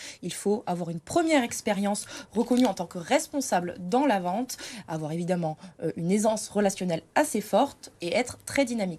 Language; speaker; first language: French; native; French